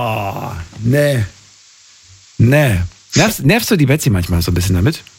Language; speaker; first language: German; native; German